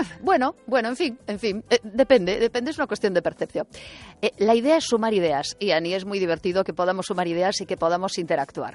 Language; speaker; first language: Spanish; native; Spanish